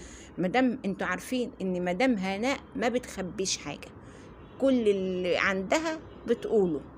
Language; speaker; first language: Arabic; native; Arabic